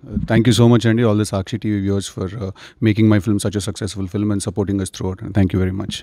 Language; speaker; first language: English; non-native, local second language; Telugu